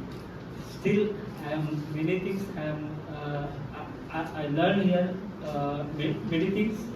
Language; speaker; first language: English; non-native, learner; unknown